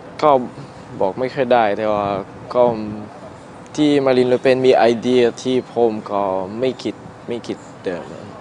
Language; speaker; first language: Thai; non-native, learner; French